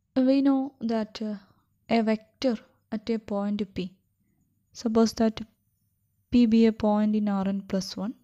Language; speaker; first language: English; non-native, local second language; Malayalam